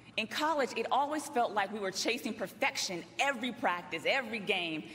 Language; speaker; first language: English; native; English